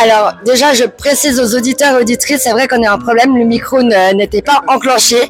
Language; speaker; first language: French; native; French